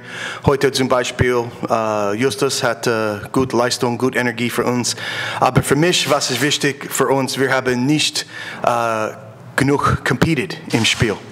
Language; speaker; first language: German; non-native, learner; English